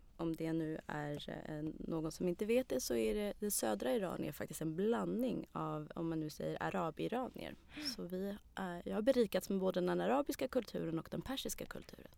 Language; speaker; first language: Swedish; early bilingual, other home language; Arabic